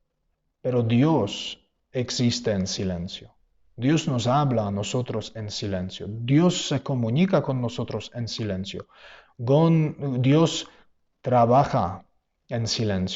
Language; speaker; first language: Spanish; non-native, fluent; Polish